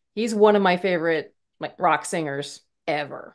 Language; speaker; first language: English; native; English